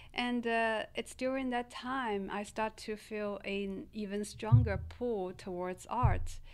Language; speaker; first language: English; non-native, fluent; Chinese